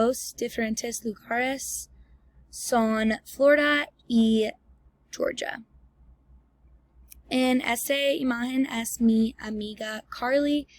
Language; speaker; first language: Spanish; non-native, learner; English